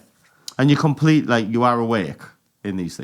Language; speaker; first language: English; native; English